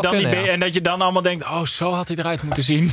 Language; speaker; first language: Dutch; native; Dutch